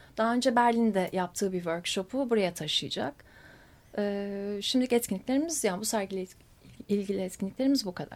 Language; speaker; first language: Turkish; native; Turkish